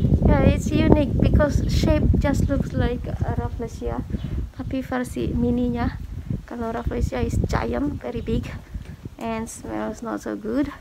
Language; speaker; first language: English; non-native, learner; Indonesian